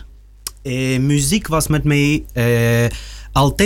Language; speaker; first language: Dutch; non-native, learner; Russian